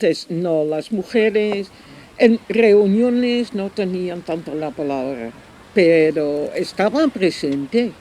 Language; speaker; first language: Spanish; non-native, fluent; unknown